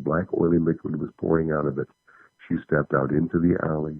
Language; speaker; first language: English; native; English